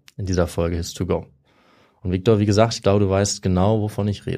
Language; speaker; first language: German; native; German